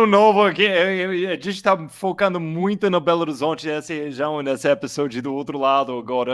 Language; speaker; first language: Portuguese; non-native, learner; English